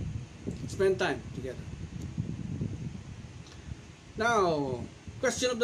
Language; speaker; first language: English; non-native, local second language; Filipino